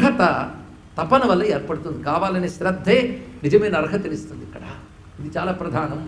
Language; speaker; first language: Telugu; native; Telugu